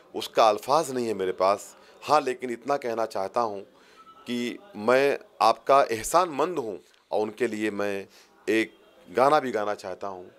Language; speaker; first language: Hindi; native; Hindi